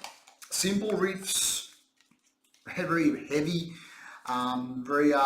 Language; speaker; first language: English; non-native, fluent; Finnish